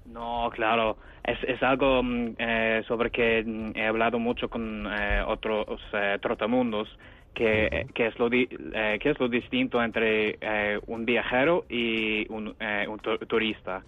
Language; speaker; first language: Spanish; non-native, fluent; English